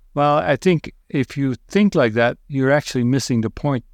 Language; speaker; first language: English; non-native, fluent; Dutch